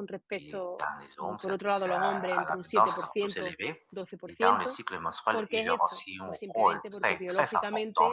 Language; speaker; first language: French; non-native, learner; Spanish